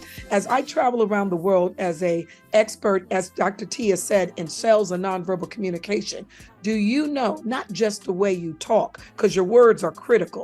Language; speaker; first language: English; native; English